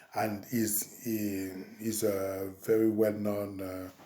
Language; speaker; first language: English; non-native, fluent; French